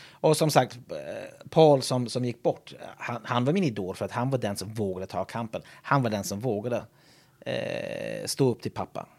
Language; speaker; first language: Swedish; non-native, fluent; English